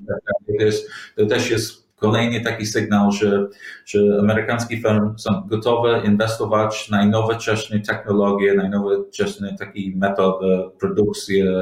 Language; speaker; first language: Polish; non-native, learner; English